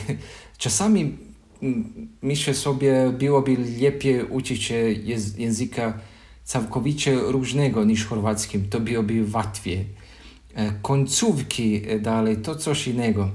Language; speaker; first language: Polish; non-native, learner; Croatian